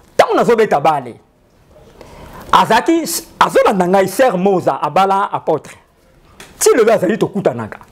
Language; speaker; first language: Lingala; native; Lingala